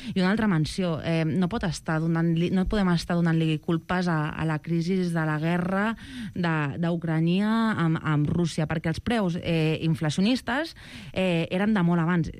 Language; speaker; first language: Catalan; non-native, local second language; Spanish